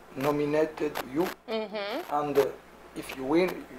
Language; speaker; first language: English; non-native, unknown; Lingala